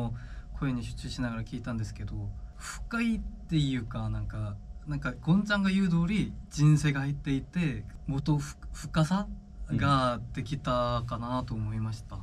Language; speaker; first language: Japanese; non-native, fluent; Korean